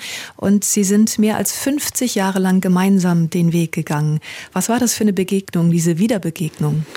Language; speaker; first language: German; native; German